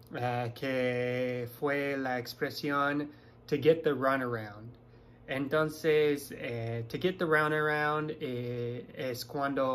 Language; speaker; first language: Spanish; non-native, fluent; English